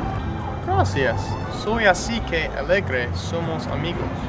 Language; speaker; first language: Spanish; non-native, learner; English